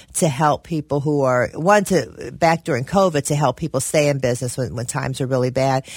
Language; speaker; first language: English; native; English